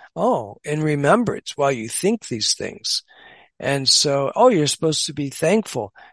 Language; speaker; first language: English; native; English